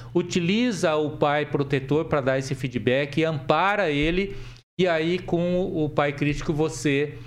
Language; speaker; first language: Portuguese; native; Portuguese